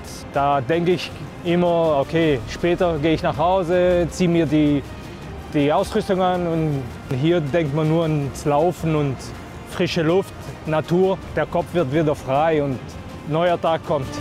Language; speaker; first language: German; non-native, fluent; Portuguese